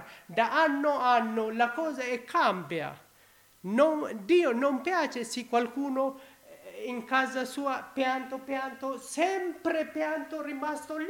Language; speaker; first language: Italian; non-native, learner; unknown